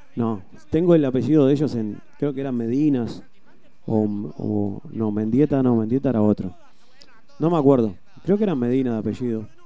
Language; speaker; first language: Spanish; native; Spanish